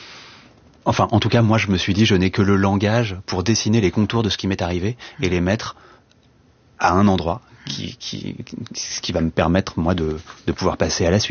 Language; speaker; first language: French; native; French